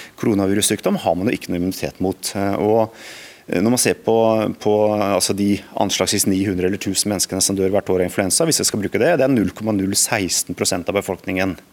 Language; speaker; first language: Norwegian; native; Norwegian